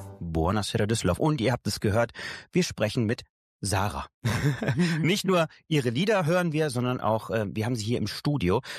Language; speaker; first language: German; native; German